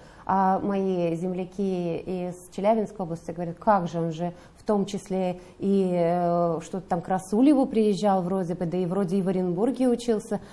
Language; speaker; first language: Russian; native; Russian